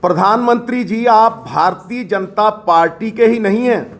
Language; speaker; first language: Hindi; non-native, local second language; Punjabi